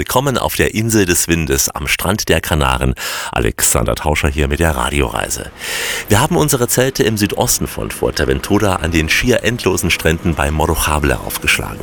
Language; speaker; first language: German; native; German